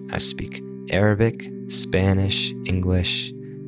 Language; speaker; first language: English; non-native, fluent; Arabic